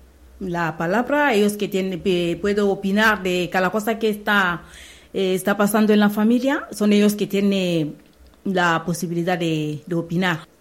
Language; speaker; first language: Spanish; non-native, learner; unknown